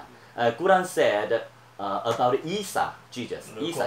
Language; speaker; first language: English; non-native, learner; Korean